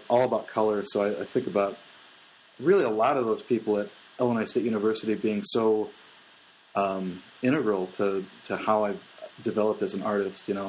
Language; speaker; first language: English; native; English